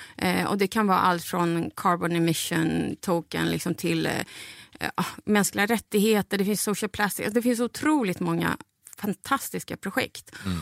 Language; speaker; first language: Swedish; non-native, fluent; Spanish